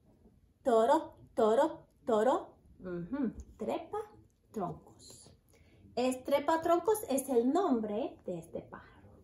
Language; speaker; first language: Spanish; early bilingual, heritage; Spanish